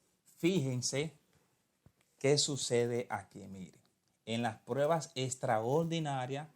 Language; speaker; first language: Spanish; native; Spanish